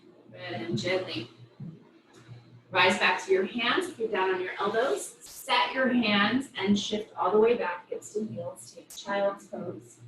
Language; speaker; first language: English; native; English